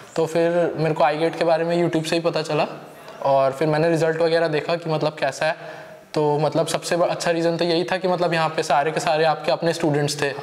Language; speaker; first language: Hindi; native; Hindi